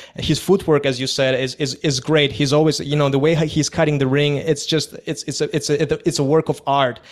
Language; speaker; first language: English; non-native, fluent; Russian